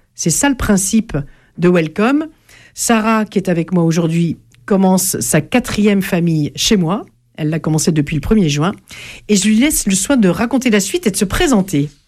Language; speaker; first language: French; native; French